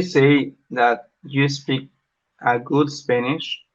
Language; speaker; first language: English; non-native, learner; Spanish